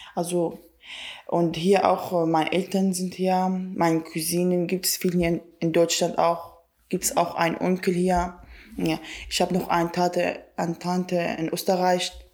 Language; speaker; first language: German; non-native, learner; Kurdish